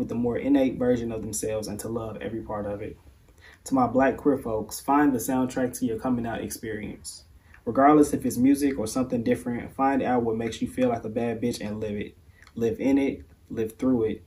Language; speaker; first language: English; native; English